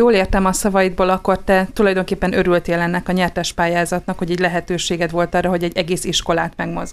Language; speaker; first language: Hungarian; native; Hungarian